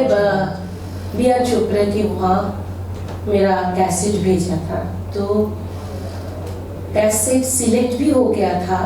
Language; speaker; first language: Hindi; non-native, local second language; Bangla